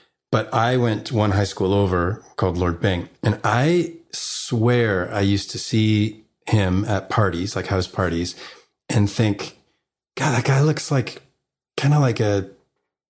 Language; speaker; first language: English; native; English